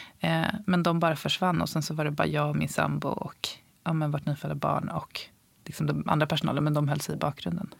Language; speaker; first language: Swedish; native; Swedish